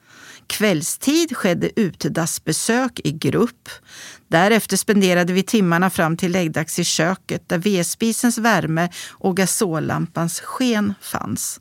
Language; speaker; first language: Swedish; native; Swedish